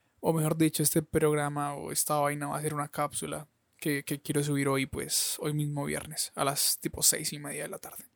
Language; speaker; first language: Spanish; native; Spanish